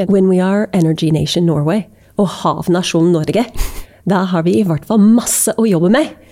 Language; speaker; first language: Norwegian; non-native, fluent; English